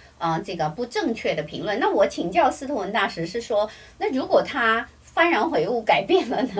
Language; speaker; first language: Chinese; native; Chinese